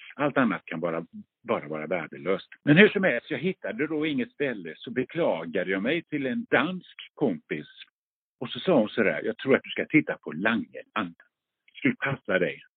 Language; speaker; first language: Swedish; early bilingual, other home language; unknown